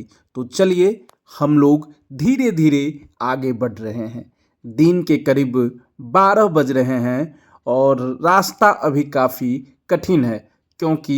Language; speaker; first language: Hindi; native; Hindi